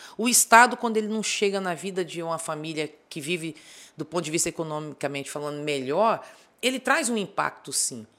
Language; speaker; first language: Portuguese; native; Portuguese